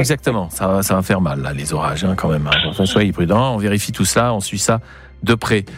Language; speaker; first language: French; native; French